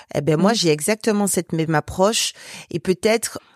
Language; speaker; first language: French; native; French